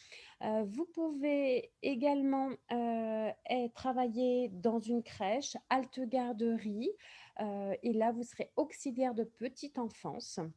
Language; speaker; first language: French; native; French